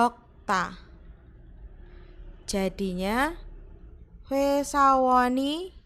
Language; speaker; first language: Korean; non-native, fluent; Indonesian